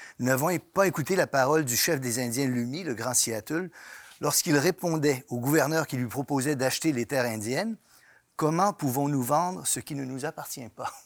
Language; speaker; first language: French; native; French